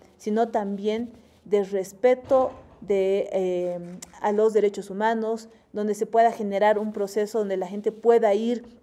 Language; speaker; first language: Spanish; native; Spanish